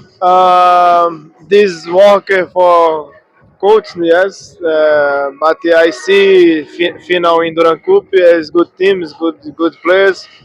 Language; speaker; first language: English; non-native, learner; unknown